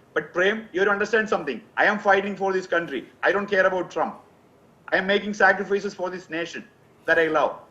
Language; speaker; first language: English; non-native, local second language; Malayalam